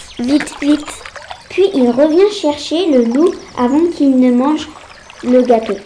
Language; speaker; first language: French; native; French